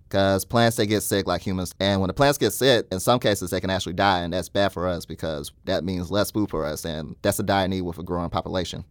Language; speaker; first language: English; native; English